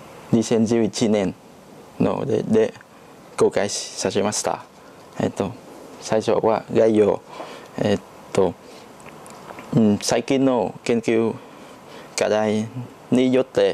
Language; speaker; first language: Japanese; non-native, learner; Chinese